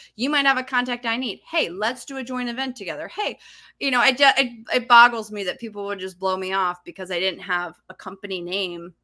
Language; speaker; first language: English; native; English